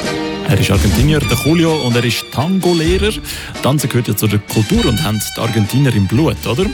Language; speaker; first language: German; native; German